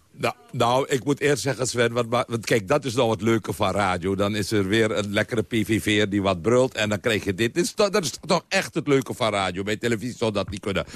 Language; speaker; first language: Dutch; native; Dutch